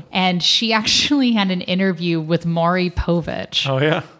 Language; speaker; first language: English; native; English